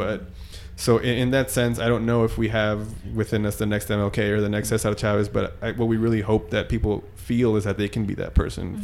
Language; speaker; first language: English; native; English